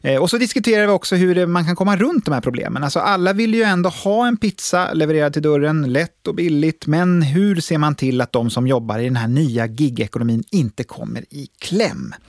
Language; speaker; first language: Swedish; native; Swedish